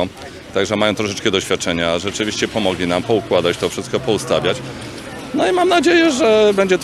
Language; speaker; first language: Polish; native; Polish